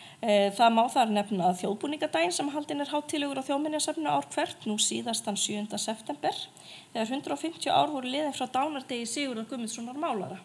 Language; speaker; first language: Icelandic; native; Icelandic